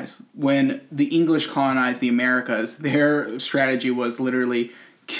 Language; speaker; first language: English; native; English